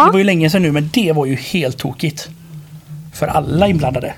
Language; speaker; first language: Swedish; native; Swedish